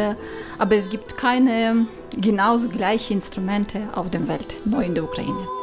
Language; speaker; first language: German; non-native, learner; Ukrainian